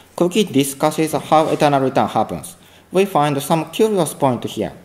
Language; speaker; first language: English; non-native, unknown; Japanese